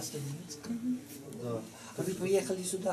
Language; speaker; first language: Russian; non-native, fluent; Italian